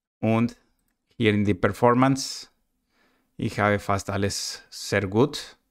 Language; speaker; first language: German; non-native, learner; Spanish